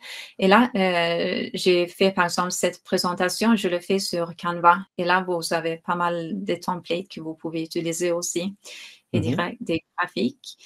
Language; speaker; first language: French; non-native, fluent; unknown